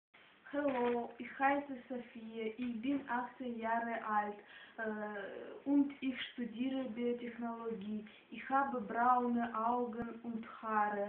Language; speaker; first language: German; non-native, learner; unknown